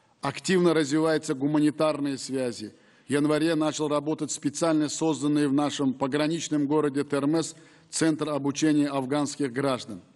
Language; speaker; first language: Russian; non-native, local second language; Uzbek